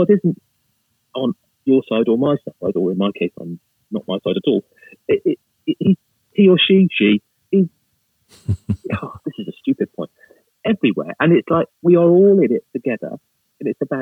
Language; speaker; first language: English; native; English